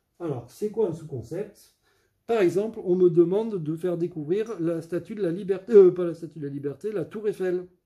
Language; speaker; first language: French; native; French